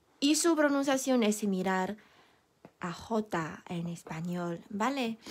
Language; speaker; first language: Spanish; non-native, fluent; Chinese